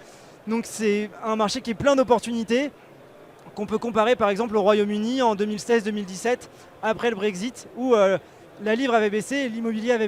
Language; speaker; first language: French; native; French